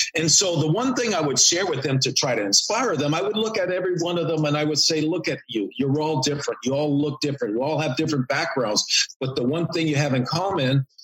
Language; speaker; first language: English; native; English